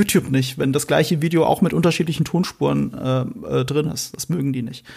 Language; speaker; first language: German; native; German